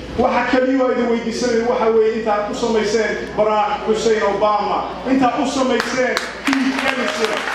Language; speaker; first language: Somali; early bilingual, heritage; Somali